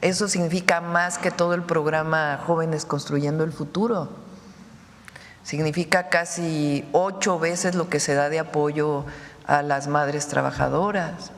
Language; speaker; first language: Spanish; native; Spanish